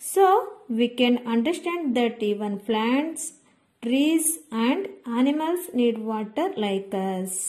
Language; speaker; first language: English; non-native, local second language; Kannada